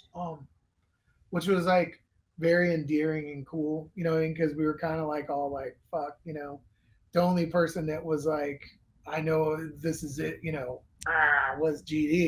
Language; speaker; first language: English; native; English